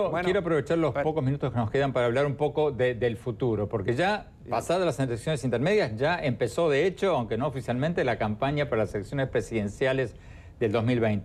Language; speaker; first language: Spanish; native; Spanish